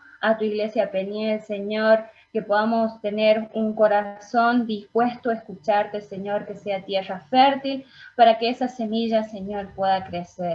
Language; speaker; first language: Spanish; native; Spanish